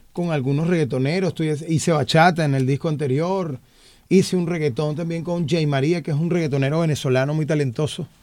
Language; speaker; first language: Spanish; native; Spanish